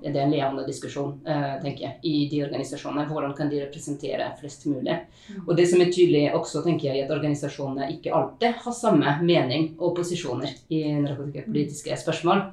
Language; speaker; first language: Norwegian; non-native, fluent; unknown